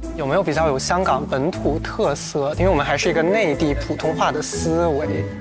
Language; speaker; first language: Chinese; native; Chinese